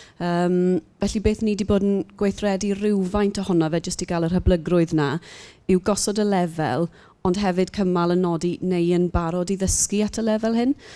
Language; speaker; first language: Welsh; native; Welsh